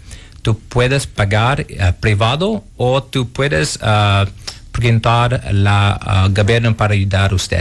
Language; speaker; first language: Spanish; non-native, learner; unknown